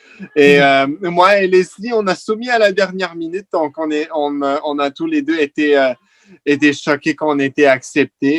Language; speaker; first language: French; non-native, fluent; English